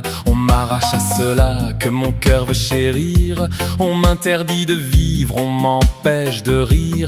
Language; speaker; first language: French; native; French